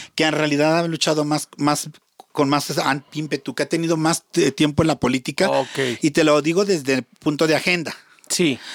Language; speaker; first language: Spanish; native; Spanish